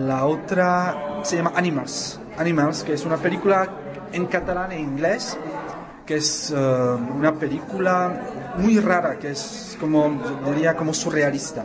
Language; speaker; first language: Spanish; non-native, fluent; Czech